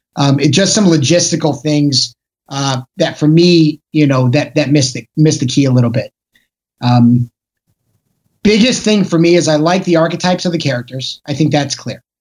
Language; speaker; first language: English; native; English